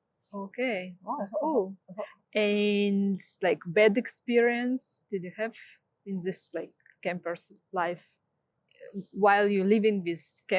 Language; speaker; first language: English; non-native, fluent; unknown